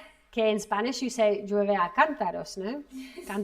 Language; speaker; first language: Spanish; non-native, fluent; English